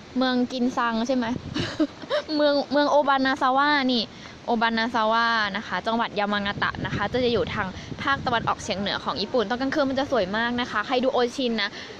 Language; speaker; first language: Thai; native; Thai